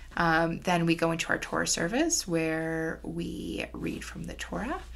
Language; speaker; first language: English; native; English